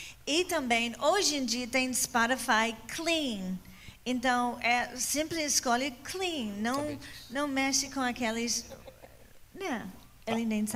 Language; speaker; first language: Portuguese; non-native, fluent; English